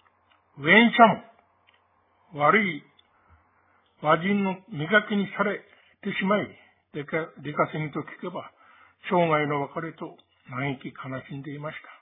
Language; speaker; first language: Japanese; native; Japanese